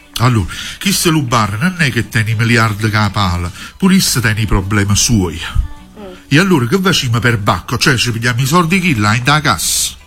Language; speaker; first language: Italian; native; Italian